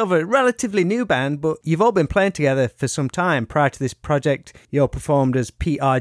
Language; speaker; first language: English; native; English